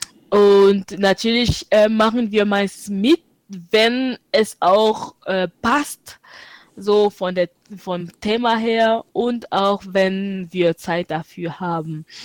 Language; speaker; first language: German; non-native, fluent; French